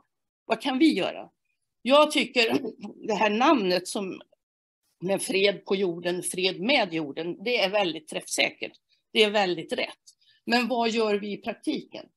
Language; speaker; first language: Swedish; native; Swedish